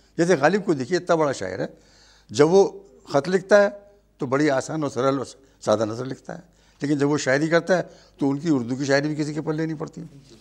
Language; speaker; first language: Urdu; native; Urdu